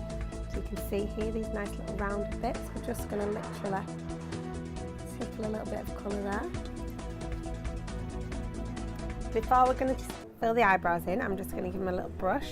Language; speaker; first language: English; native; English